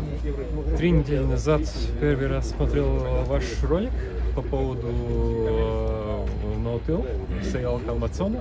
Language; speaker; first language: Russian; non-native, learner; Latvian